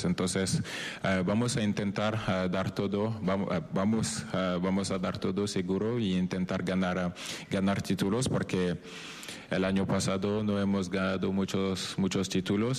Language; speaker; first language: Spanish; non-native, fluent; French